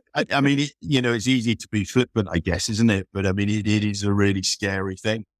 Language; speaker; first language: English; native; English